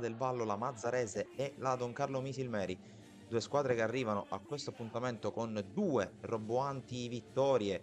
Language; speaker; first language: Italian; native; Italian